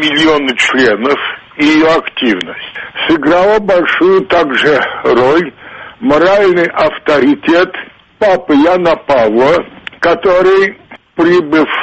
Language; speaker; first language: Russian; non-native, fluent; Polish